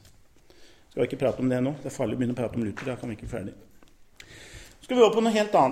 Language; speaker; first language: Norwegian; native; Norwegian